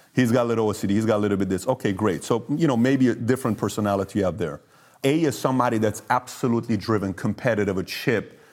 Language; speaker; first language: English; early bilingual, other home language; Persian